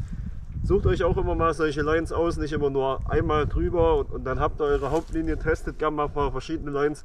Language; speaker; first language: German; native; German